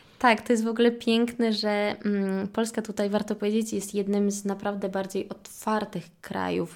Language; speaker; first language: Polish; native; Polish